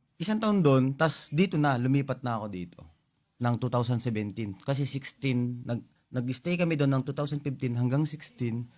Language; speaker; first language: Filipino; non-native, local second language; Pampanga